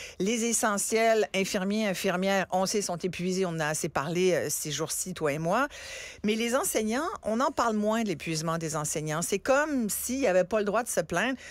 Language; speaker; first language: French; early bilingual, other home language; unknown